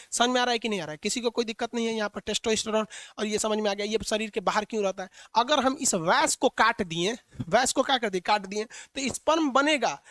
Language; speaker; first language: Hindi; native; Hindi